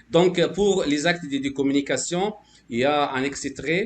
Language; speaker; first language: French; non-native, fluent; Arabic